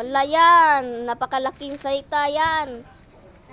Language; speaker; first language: Filipino; non-native, local second language; Cebuano